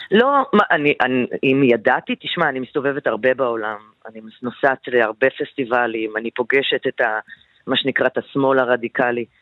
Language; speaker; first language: Hebrew; native; Hebrew